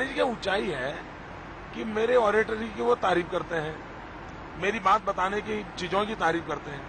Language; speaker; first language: Hindi; non-native, local second language; Gujarati